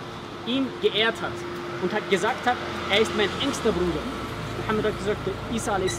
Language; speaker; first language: German; early bilingual, other home language; Bosnian